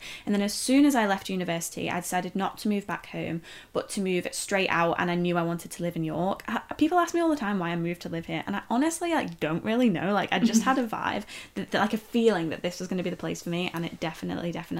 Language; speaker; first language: English; native; English